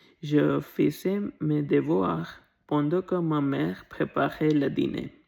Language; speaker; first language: French; non-native, learner; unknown